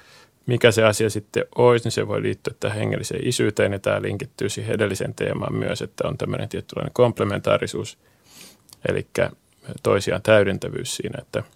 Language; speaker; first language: Finnish; native; Finnish